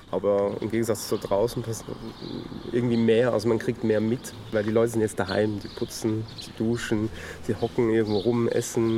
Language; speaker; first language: German; native; German